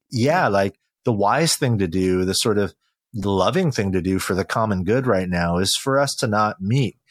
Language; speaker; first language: English; early bilingual, other home language; Korean